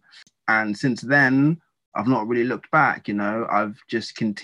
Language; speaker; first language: English; native; English